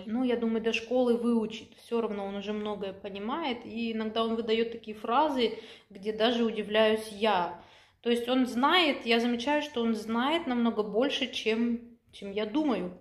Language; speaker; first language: Russian; native; Russian